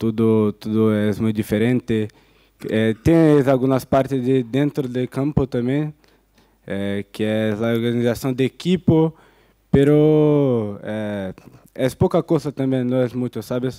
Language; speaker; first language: Spanish; non-native, fluent; Portuguese